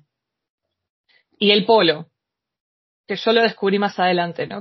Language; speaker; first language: Spanish; native; Spanish